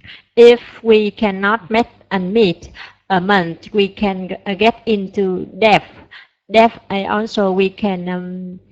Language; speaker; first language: English; non-native, learner; Vietnamese